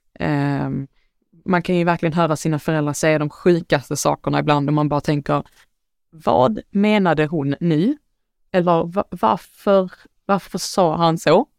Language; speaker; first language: Swedish; early bilingual, other home language; Arabic